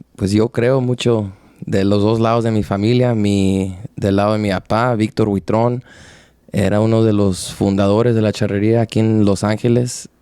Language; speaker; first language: Spanish; early bilingual, heritage; Spanish